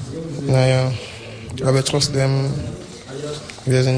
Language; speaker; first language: German; non-native, learner; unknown